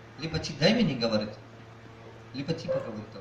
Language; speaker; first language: Russian; non-native, fluent; Tajik